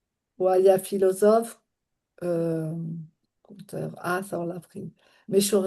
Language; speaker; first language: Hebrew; non-native, learner; French